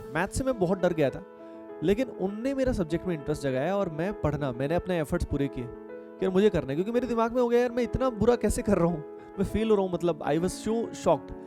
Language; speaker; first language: Hindi; native; Hindi